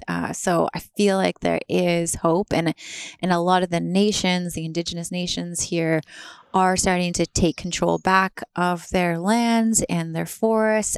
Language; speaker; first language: English; native; English